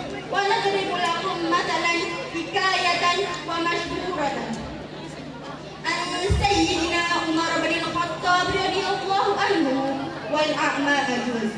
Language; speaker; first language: Arabic; non-native, learner; Indonesian